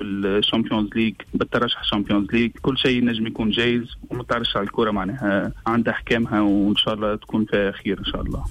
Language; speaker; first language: Arabic; native; Arabic